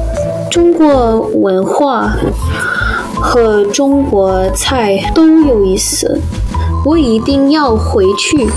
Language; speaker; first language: Chinese; non-native, learner; English